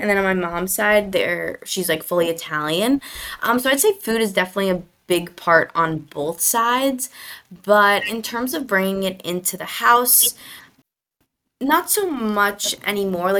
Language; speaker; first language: English; native; English